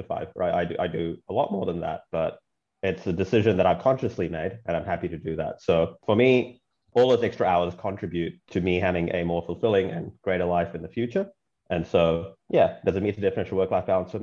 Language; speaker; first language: English; native; English